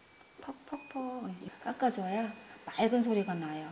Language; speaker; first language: Korean; native; Korean